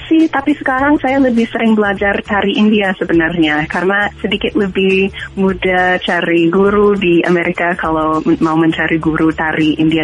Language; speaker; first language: Indonesian; non-native, fluent; English